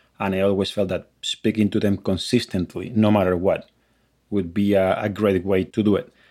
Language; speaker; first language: English; non-native, fluent; Spanish